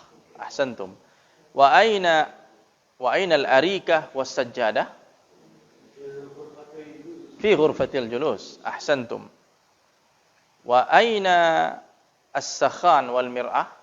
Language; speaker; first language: Arabic; non-native, fluent; Indonesian